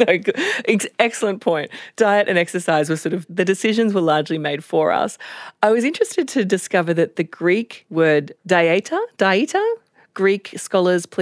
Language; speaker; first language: English; native; English